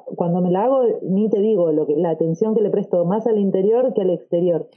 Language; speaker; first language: Spanish; native; Spanish